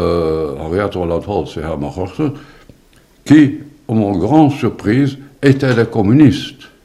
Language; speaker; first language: French; non-native, fluent; Dutch